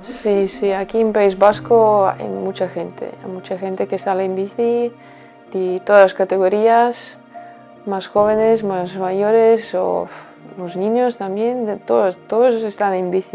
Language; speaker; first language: Spanish; non-native, fluent; Latvian